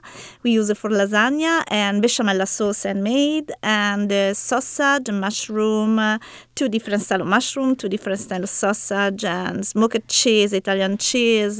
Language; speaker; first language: English; non-native, learner; Italian